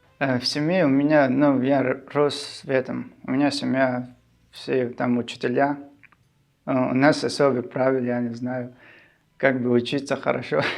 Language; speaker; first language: Russian; non-native, local second language; Shughni